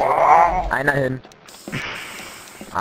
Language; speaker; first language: German; native; German